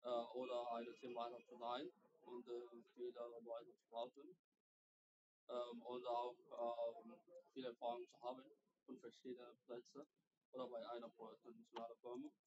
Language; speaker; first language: German; non-native, learner; Arabic